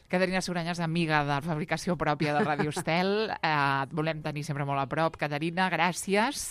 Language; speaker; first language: Catalan; native; Catalan